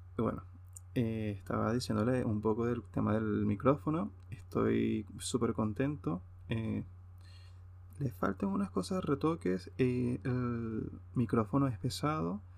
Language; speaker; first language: Spanish; native; Spanish